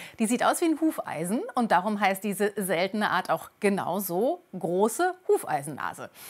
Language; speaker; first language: German; native; German